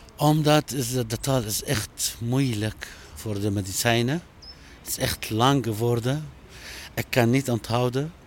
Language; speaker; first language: Dutch; non-native, learner; Arabic